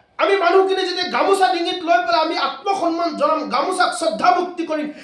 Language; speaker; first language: Assamese; non-native, local second language; Bangla